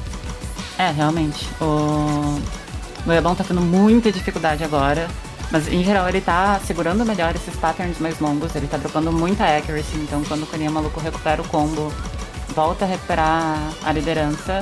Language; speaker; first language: Portuguese; native; Portuguese